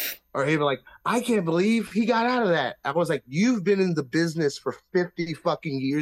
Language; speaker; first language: English; native; English